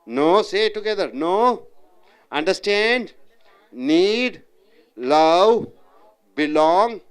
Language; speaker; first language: English; non-native, local second language; Tamil